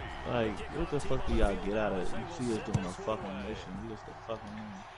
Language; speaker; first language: English; native; English